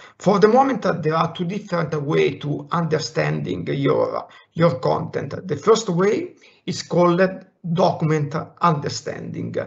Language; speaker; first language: English; non-native, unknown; Italian